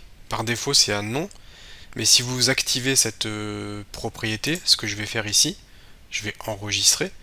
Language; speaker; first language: French; native; French